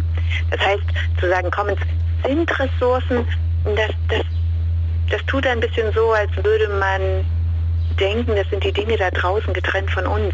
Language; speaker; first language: German; native; German